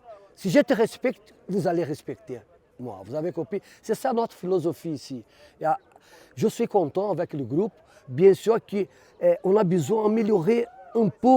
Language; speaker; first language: French; non-native, fluent; Portuguese